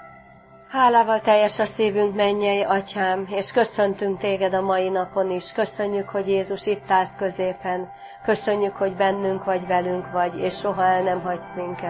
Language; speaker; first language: Hungarian; native; Hungarian